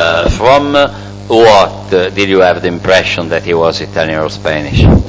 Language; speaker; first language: English; non-native, fluent; Italian